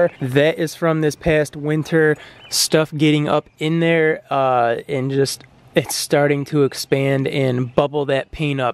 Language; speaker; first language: English; native; English